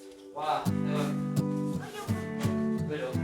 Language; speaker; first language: Korean; native; Korean